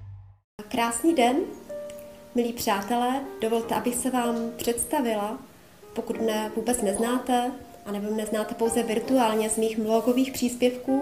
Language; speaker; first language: Czech; native; Czech